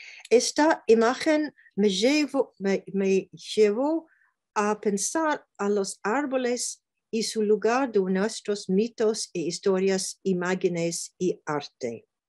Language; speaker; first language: Spanish; non-native, learner; English